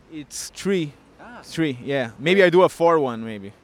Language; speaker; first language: English; non-native, fluent; Portuguese